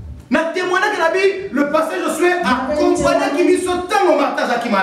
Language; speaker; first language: French; non-native, local second language; Lingala